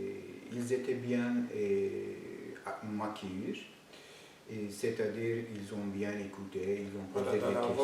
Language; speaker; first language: French; non-native, fluent; Turkish